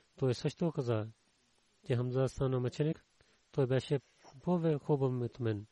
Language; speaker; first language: Bulgarian; non-native, learner; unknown